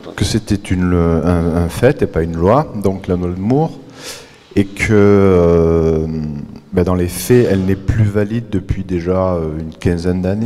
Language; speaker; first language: French; native; French